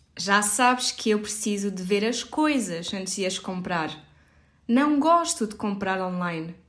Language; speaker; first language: Portuguese; native; Portuguese